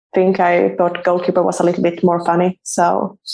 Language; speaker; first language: English; non-native, fluent; Swedish